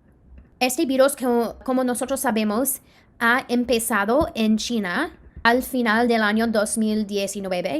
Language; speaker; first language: Spanish; non-native, fluent; English